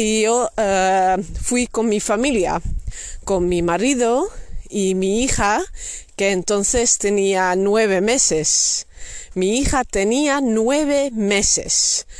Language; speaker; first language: Spanish; non-native, fluent; Dutch